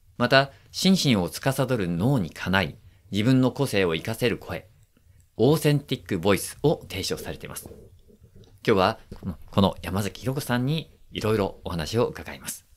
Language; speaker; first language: Japanese; native; Japanese